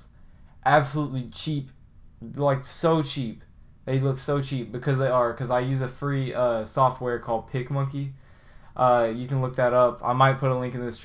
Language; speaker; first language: English; native; English